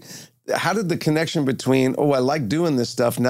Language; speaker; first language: English; native; English